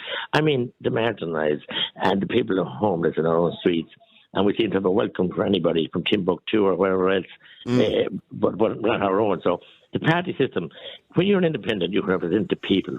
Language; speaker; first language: English; native; English